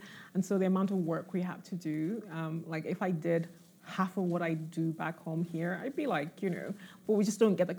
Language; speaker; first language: English; non-native, local second language; Igbo